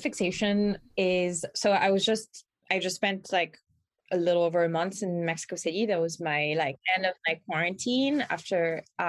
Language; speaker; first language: English; non-native, fluent; French